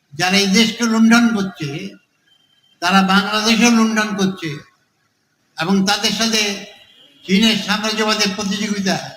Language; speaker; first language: Bangla; native; Bangla